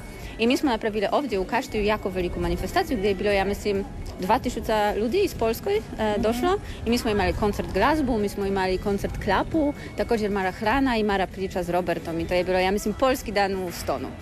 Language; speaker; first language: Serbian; non-native, learner; Polish